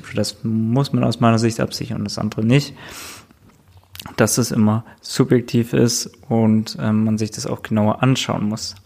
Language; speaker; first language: German; native; German